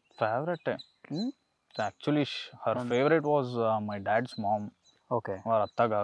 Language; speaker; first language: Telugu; non-native, learner; Kannada